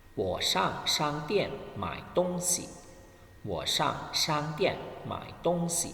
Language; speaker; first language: Chinese; non-native, fluent; Thai